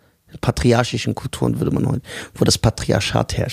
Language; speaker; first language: German; early bilingual, other home language; Persian